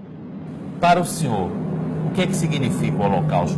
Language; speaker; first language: Portuguese; native; Portuguese